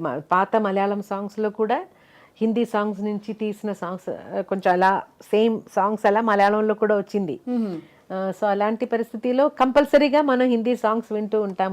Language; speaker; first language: Telugu; non-native, local second language; Malayalam